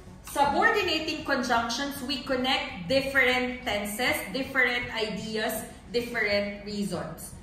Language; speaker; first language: English; non-native, local second language; Filipino